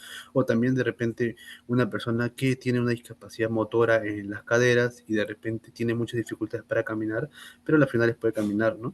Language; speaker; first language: Spanish; native; Spanish